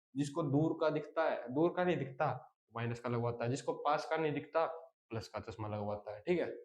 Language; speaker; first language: Hindi; native; Hindi